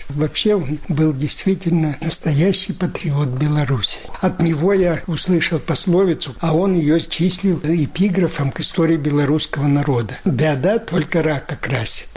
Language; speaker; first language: Russian; native; Russian